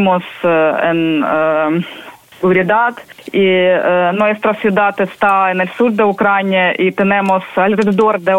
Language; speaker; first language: Spanish; non-native, learner; Ukrainian